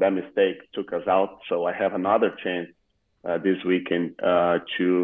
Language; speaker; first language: English; non-native, fluent; Portuguese